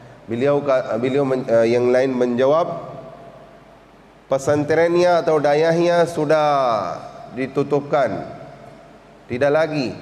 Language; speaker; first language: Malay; non-native, fluent; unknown